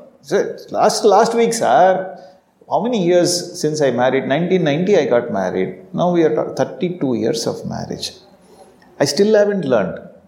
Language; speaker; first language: English; non-native, local second language; Tamil